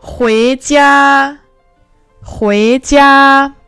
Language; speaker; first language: Chinese; non-native, fluent; French